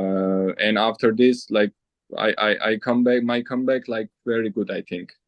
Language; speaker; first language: English; non-native, learner; Armenian